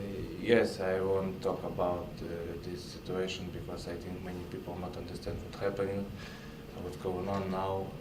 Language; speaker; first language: English; non-native, learner; Russian